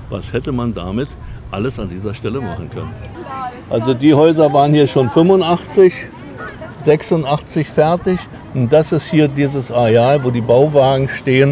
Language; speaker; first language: German; native; German